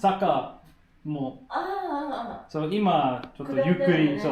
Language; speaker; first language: Japanese; non-native, learner; English